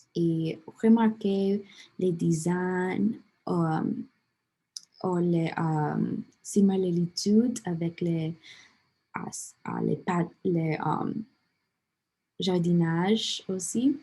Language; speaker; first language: French; non-native, learner; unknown